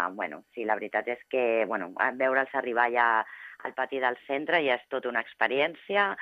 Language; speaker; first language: Catalan; non-native, local second language; Spanish